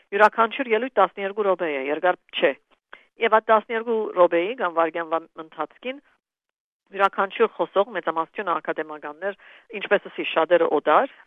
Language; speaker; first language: Armenian; early bilingual, heritage; Armenian